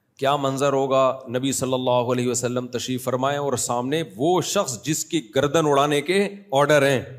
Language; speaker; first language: Urdu; native; Urdu